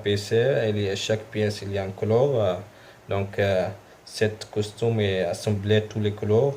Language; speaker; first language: French; non-native, local second language; Arabic